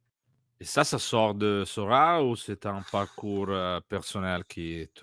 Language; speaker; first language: French; non-native, learner; Italian